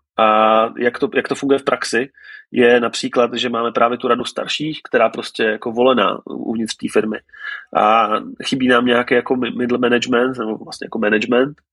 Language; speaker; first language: Czech; native; Czech